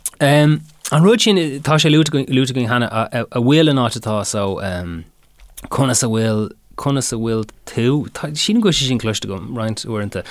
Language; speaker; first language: Irish; non-native, local second language; English